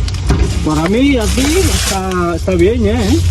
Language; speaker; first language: Spanish; non-native, learner; Filipino